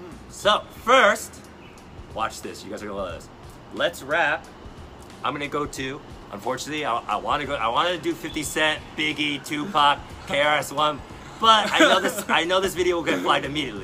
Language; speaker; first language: English; early bilingual, other home language; Chinese